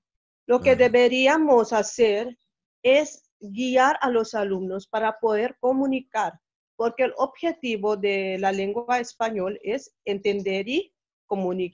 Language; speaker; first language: Spanish; non-native, fluent; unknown